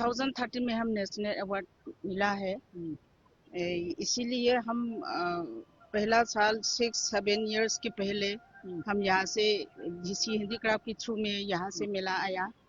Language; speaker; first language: Hindi; non-native, local second language; Manipuri